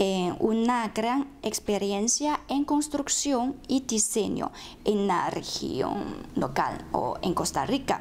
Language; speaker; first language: Spanish; non-native, fluent; Chinese